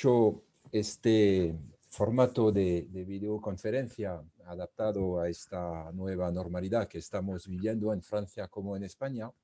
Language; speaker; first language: Spanish; non-native, fluent; French